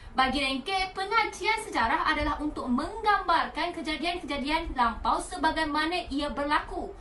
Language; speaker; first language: Malay; native; Malay